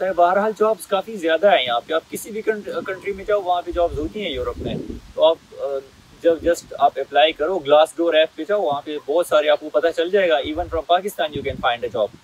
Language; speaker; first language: Hindi; non-native, local second language; Pashto